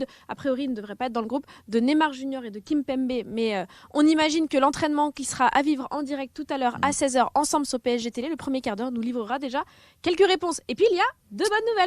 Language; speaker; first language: French; native; French